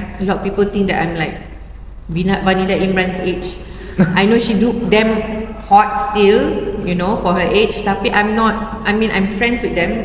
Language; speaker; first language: English; non-native, local second language; Malay